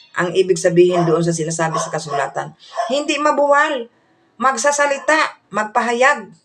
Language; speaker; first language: Filipino; non-native, local second language; Cebuano